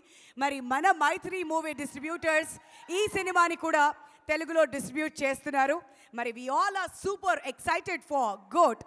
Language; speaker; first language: Telugu; native; Telugu